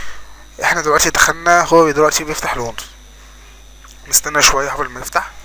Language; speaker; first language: Arabic; native; Arabic